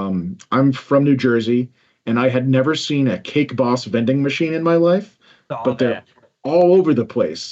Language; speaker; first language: English; native; English